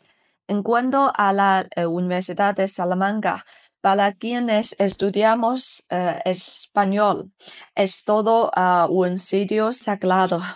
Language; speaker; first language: Spanish; non-native, fluent; Chinese